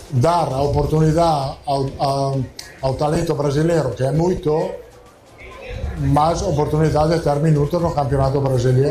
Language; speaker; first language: Portuguese; non-native, fluent; Italian